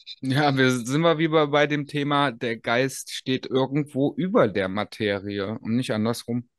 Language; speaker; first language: German; native; German